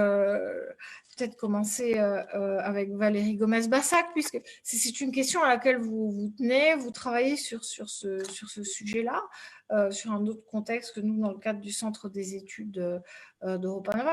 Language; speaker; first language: French; native; French